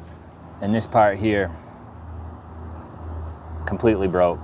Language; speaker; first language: English; native; English